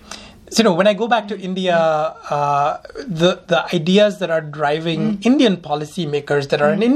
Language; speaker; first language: English; non-native, local second language; Hindi